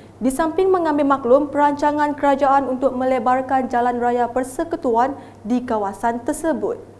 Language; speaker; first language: Malay; native; Malay